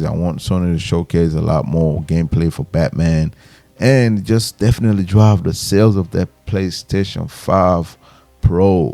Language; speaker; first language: English; native; English